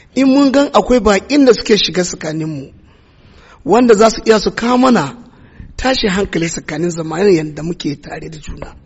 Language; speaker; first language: Hausa; non-native, local second language; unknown